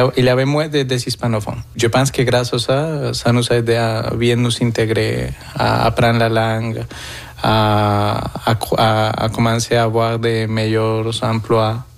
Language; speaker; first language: French; non-native, fluent; Spanish